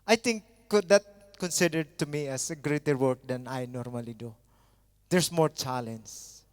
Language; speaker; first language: English; non-native, local second language; Filipino